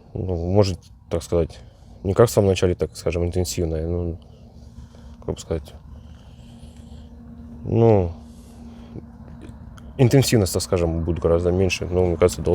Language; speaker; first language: Russian; native; Russian